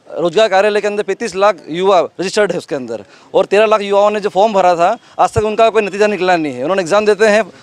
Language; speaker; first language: Hindi; native; Hindi